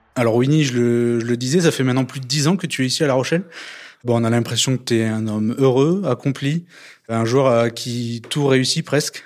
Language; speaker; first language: French; native; French